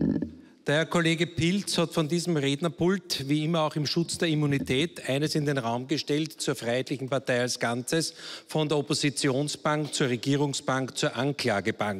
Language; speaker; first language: German; native; German